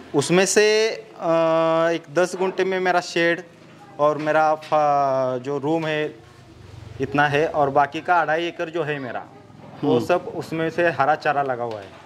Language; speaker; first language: Hindi; non-native, local second language; Marathi